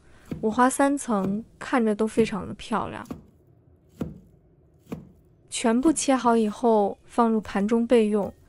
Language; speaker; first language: Chinese; native; Chinese